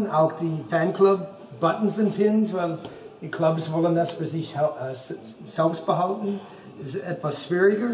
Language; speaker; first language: German; non-native, fluent; English